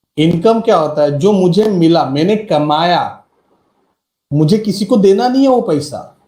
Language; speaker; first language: Hindi; native; Hindi